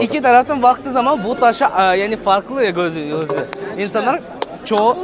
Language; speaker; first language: Turkish; non-native, learner; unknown